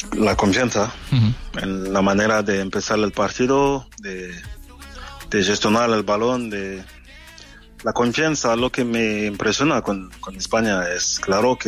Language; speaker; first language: Spanish; non-native, fluent; French